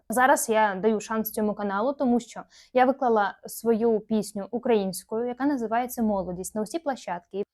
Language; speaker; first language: Ukrainian; non-native, local second language; Russian